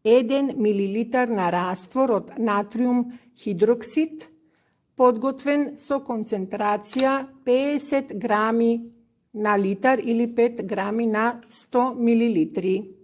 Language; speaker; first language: Macedonian; native; Macedonian